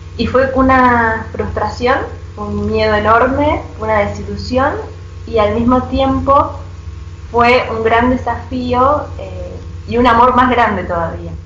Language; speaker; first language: Spanish; native; Spanish